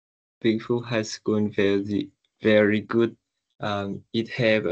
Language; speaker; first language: English; non-native, learner; Vietnamese